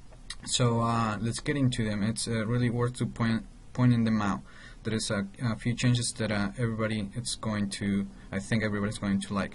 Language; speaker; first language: English; non-native, fluent; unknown